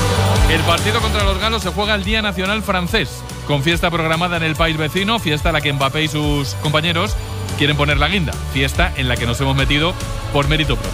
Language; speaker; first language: Spanish; native; Spanish